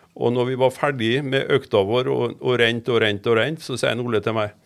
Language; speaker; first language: Norwegian; native; Norwegian